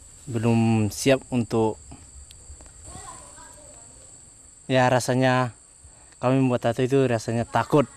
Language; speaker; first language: Indonesian; non-native, local second language; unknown